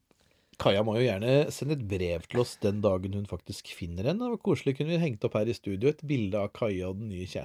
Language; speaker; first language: Norwegian; native; Norwegian